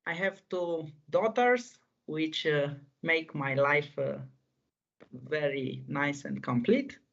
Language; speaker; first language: English; non-native, fluent; Romanian